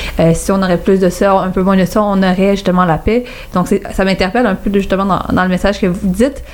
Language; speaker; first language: French; native; French